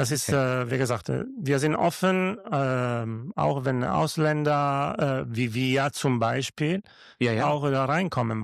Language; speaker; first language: German; non-native, learner; Italian